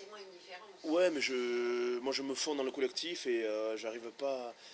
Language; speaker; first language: French; native; French